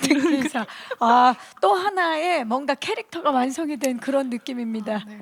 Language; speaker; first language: Korean; native; Korean